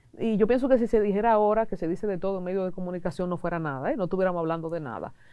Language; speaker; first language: Spanish; native; Spanish